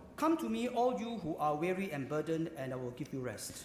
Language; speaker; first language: English; non-native, local second language; Chinese